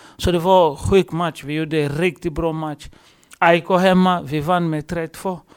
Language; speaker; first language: Swedish; non-native, fluent; Lingala